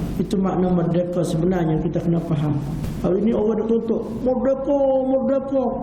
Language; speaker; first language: Malay; early bilingual, heritage; Malay